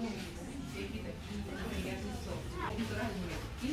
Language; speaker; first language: Russian; native; Russian